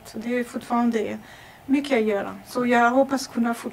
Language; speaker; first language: Swedish; non-native, fluent; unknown